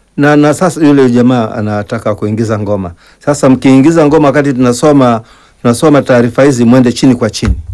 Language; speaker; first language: Swahili; native; Swahili